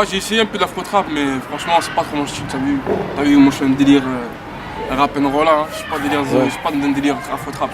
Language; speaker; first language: French; native; French